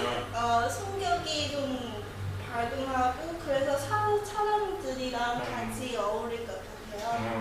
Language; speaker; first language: Korean; non-native, learner; Chinese